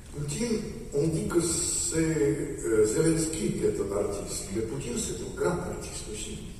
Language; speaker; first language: French; non-native, fluent; Russian